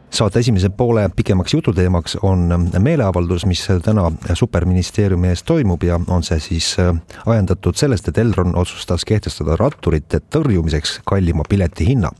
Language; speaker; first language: Estonian; native; Estonian